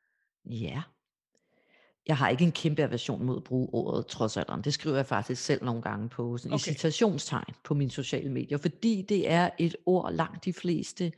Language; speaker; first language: Danish; native; Danish